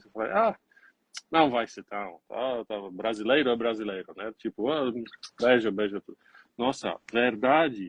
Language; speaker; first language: Portuguese; non-native, learner; Polish